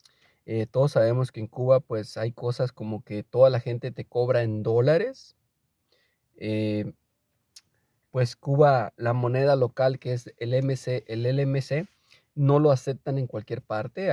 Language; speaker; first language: Spanish; native; Spanish